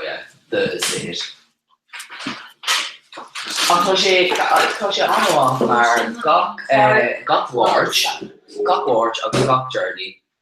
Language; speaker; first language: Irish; non-native, local second language; English